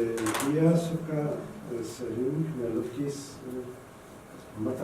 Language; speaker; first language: Indonesian; non-native, learner; Polish